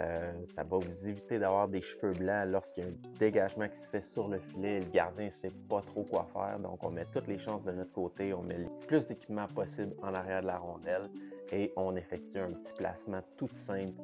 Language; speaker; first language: French; native; French